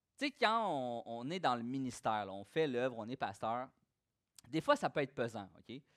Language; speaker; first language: French; native; French